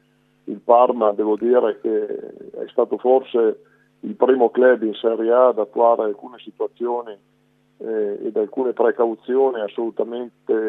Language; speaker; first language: Italian; native; Italian